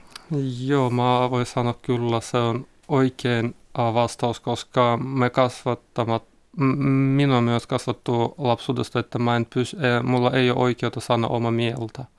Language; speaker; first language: Finnish; non-native, learner; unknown